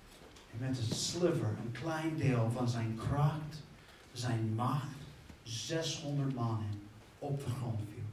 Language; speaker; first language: Dutch; non-native, fluent; English